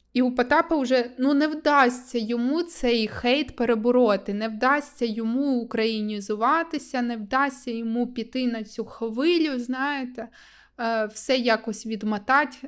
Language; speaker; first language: Ukrainian; native; Ukrainian